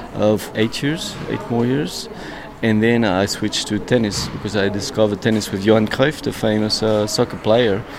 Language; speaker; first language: English; non-native, fluent; French